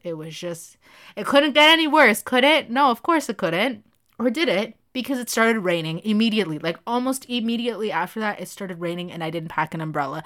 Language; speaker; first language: English; early bilingual, other home language; Spanish